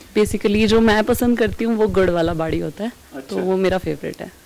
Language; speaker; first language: Hindi; native; Hindi